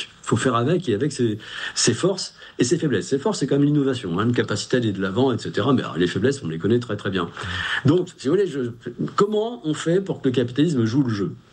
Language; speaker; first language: French; native; French